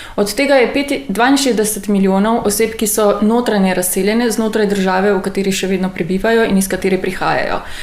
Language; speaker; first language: Slovenian; native; Slovenian